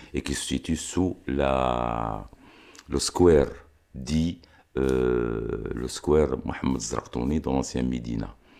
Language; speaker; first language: French; non-native, local second language; Arabic